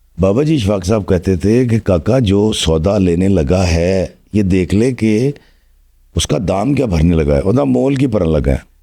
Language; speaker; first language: Urdu; non-native, local second language; Punjabi